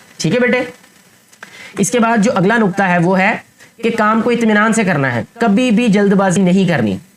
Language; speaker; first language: Urdu; non-native, local second language; Punjabi